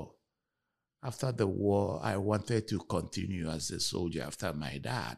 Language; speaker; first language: English; non-native, local second language; Igbo